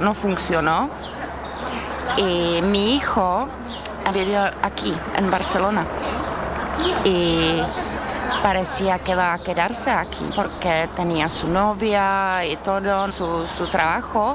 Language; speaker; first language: Spanish; non-native, fluent; Czech